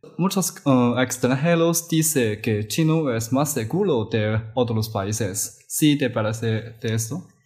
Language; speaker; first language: Spanish; non-native, learner; Chinese